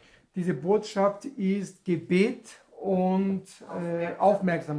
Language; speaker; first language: German; non-native, learner; Portuguese